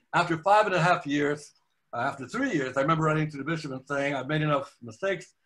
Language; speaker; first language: English; native; English